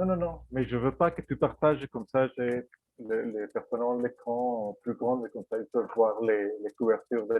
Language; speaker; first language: French; non-native, fluent; Spanish